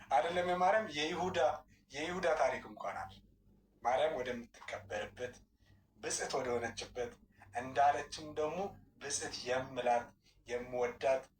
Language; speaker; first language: Amharic; native; Amharic